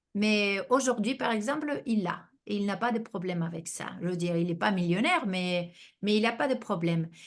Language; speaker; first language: French; non-native, fluent; Spanish